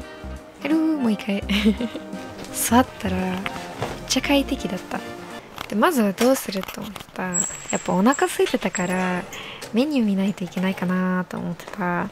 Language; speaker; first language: Japanese; non-native, fluent; English